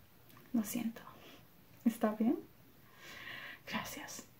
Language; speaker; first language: Spanish; non-native, learner; English